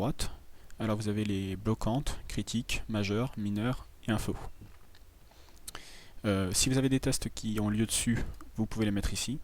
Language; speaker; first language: French; native; French